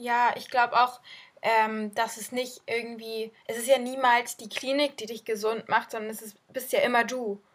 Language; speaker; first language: German; native; German